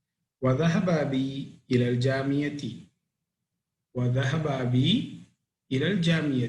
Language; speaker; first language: Arabic; non-native, fluent; Tamil